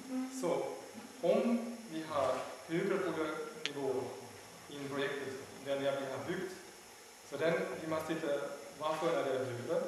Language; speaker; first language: Swedish; non-native, learner; German